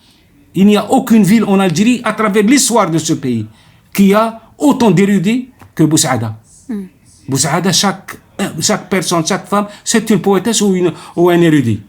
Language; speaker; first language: French; non-native, local second language; Arabic